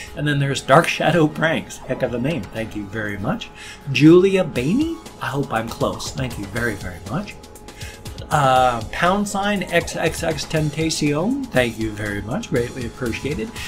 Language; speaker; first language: English; native; English